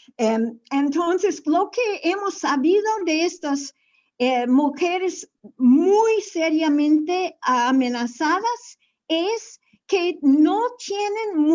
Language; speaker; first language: Spanish; non-native, fluent; English